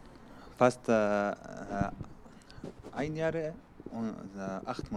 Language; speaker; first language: German; non-native, learner; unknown